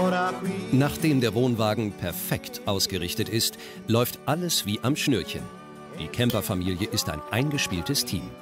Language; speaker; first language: German; native; German